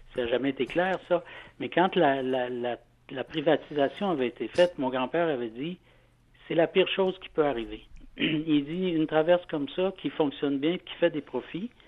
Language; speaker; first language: French; native; French